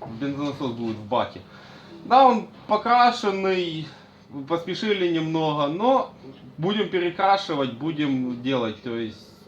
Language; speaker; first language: Russian; native; Russian